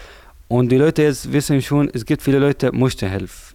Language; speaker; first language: German; non-native, learner; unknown